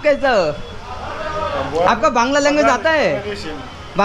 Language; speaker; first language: Hindi; non-native, learner; Bangla